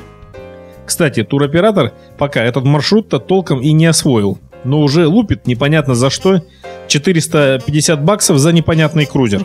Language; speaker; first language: Russian; native; Russian